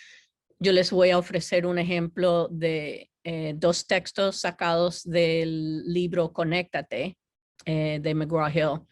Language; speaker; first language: Spanish; non-native, fluent; English